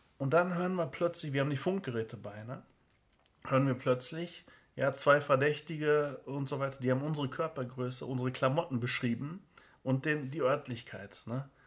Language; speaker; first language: German; early bilingual, other home language; Turkish